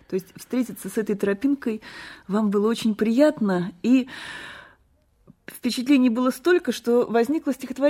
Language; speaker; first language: Russian; native; Russian